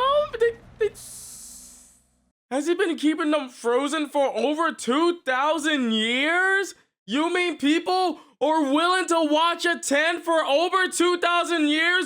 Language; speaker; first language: English; native; English